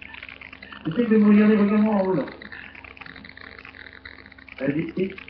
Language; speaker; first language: French; native; French